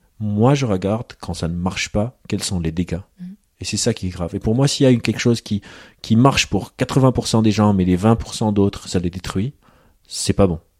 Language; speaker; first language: French; non-native, local second language; Arabic